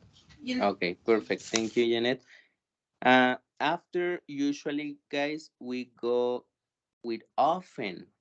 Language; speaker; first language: English; non-native, fluent; Spanish